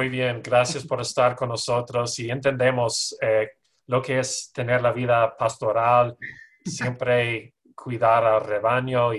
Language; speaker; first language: Spanish; non-native, fluent; English